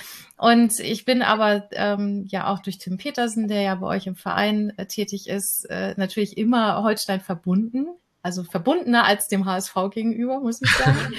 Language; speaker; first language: German; native; German